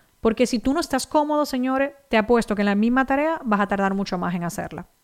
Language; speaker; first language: Spanish; native; Spanish